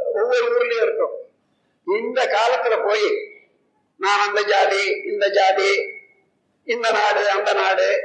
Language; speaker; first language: Tamil; native; Tamil